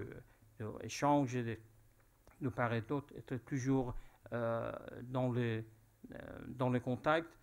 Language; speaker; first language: French; non-native, fluent; Persian